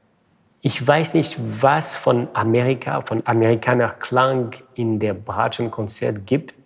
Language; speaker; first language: German; non-native, fluent; French